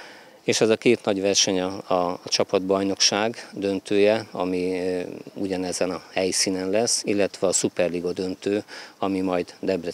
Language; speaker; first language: Hungarian; native; Hungarian